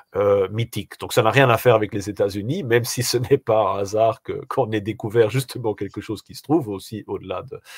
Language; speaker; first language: French; native; French